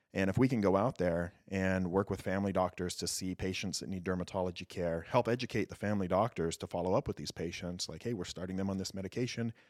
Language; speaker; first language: English; native; English